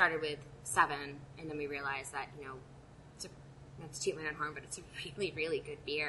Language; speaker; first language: English; native; English